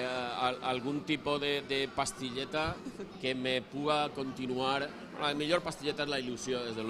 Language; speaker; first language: Catalan; native; Catalan